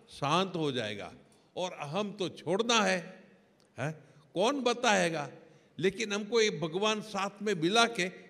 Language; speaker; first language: Hindi; non-native, local second language; Gujarati